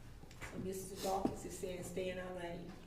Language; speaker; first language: English; native; English